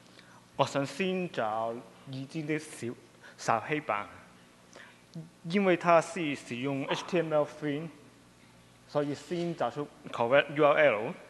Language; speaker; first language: Chinese; non-native, local second language; Cantonese